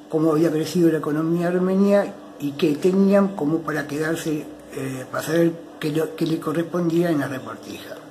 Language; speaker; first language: Spanish; native; Spanish